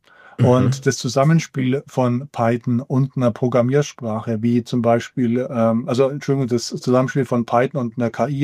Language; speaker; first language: German; native; German